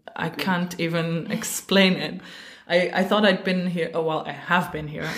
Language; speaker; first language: English; non-native, fluent; Dutch